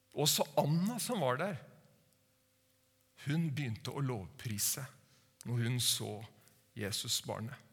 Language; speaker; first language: Norwegian; native; Norwegian